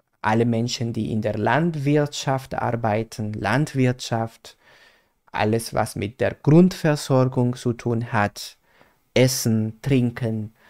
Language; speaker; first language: German; non-native, fluent; Spanish